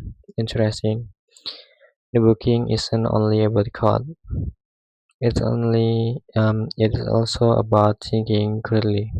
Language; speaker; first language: English; non-native, learner; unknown